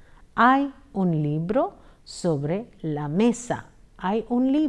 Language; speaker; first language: Spanish; non-native, fluent; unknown